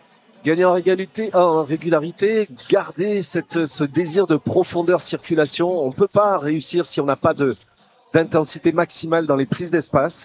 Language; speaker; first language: French; native; French